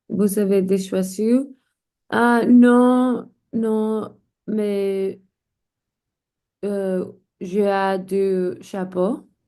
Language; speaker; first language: French; non-native, learner; English